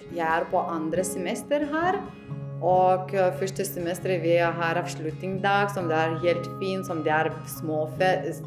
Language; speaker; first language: Norwegian; non-native, learner; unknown